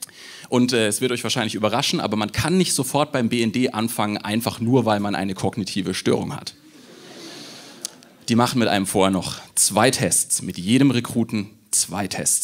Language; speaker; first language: German; native; German